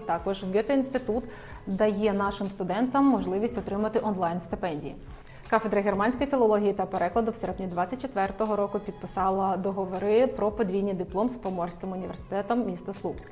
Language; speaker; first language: Ukrainian; native; Ukrainian